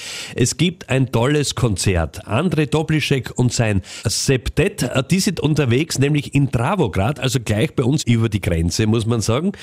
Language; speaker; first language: German; native; German